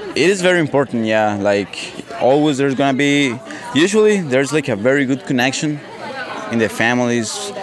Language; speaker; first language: English; non-native, fluent; Spanish